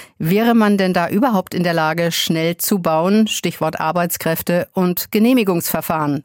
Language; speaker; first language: German; native; German